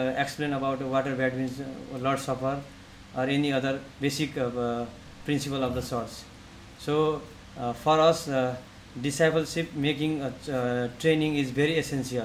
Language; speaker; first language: English; non-native, local second language; Nepali